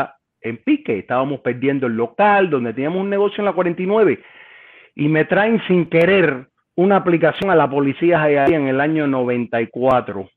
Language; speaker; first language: Spanish; native; Spanish